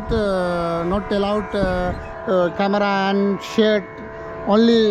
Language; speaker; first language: English; non-native, learner; Tamil